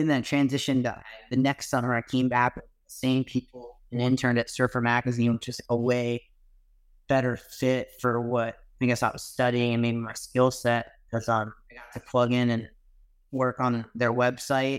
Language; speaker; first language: English; native; English